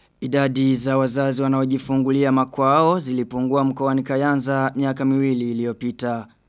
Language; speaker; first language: Swahili; non-native, local second language; Rundi